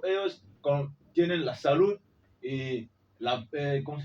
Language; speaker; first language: Spanish; non-native, learner; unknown